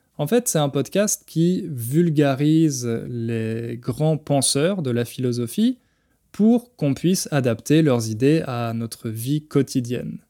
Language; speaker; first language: French; native; French